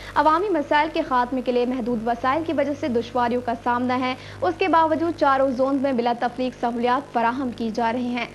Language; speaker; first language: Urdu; native; Urdu